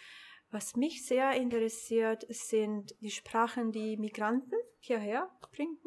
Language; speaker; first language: German; non-native, local second language; Italian